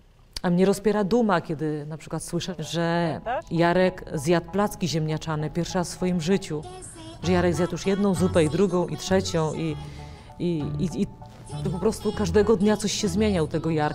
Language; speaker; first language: Polish; native; Polish